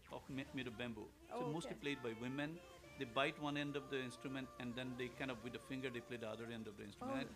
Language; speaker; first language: English; non-native, local second language; Assamese